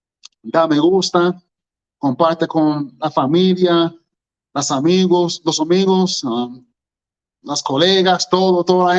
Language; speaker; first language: Spanish; non-native, learner; English